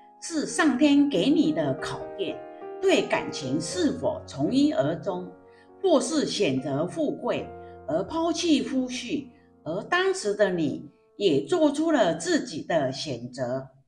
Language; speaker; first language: Chinese; native; Chinese